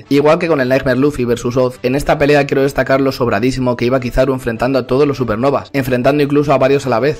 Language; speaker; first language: Spanish; native; Spanish